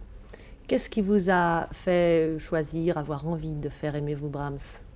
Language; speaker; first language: French; native; French